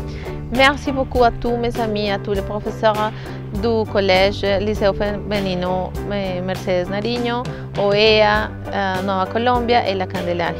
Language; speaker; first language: French; non-native, fluent; Spanish